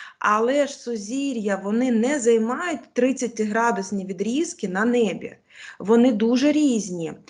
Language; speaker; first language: Ukrainian; non-native, local second language; Russian